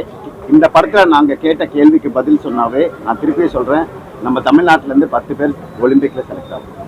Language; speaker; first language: Tamil; native; Tamil